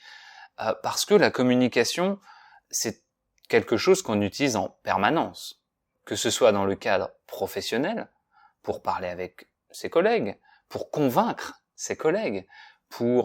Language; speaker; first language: French; native; French